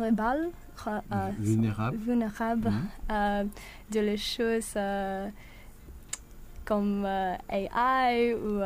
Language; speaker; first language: French; non-native, learner; English